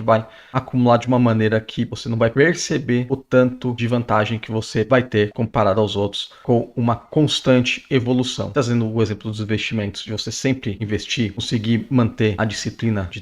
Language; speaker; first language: Portuguese; native; Portuguese